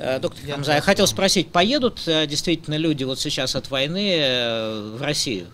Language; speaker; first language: Russian; native; Russian